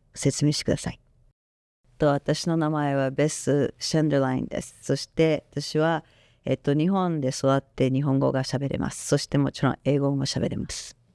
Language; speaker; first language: Japanese; non-native, local second language; English